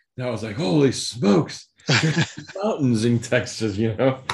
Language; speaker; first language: English; early bilingual, other home language; Spanish